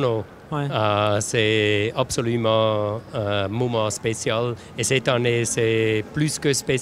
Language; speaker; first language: French; non-native, local second language; German